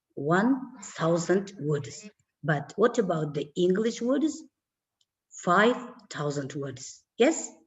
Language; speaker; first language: English; non-native, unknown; Kazakh